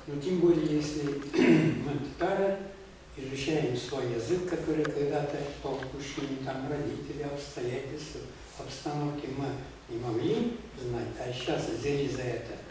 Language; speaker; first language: Russian; non-native, local second language; Tatar